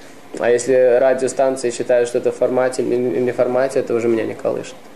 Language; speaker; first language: Russian; early bilingual, heritage; Russian